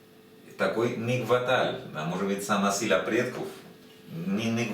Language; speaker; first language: Russian; non-native, learner; Spanish